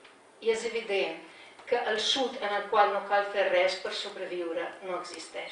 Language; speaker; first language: Catalan; non-native, fluent; Slovenian